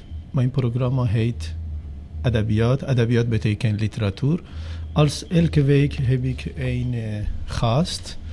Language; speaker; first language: Dutch; non-native, learner; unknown